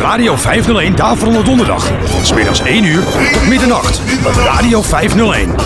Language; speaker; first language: Dutch; native; Dutch